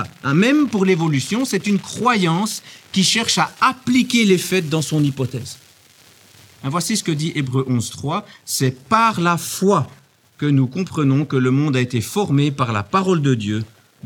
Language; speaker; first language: French; native; French